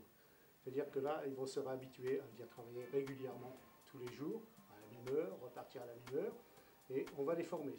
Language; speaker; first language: French; native; French